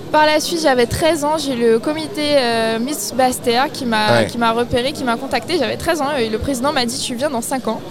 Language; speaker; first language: French; native; French